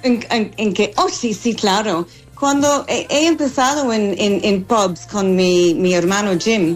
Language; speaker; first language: Spanish; non-native, fluent; English